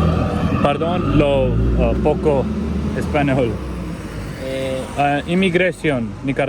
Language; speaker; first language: Spanish; non-native, learner; Hindi